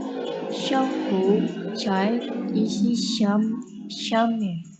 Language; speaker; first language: Chinese; non-native, learner; Indonesian